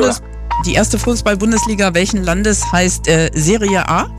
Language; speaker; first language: German; native; German